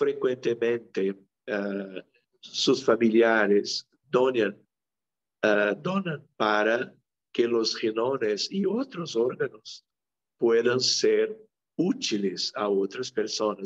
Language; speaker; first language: Spanish; non-native, local second language; Portuguese